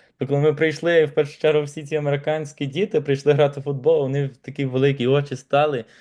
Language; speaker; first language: Ukrainian; native; Ukrainian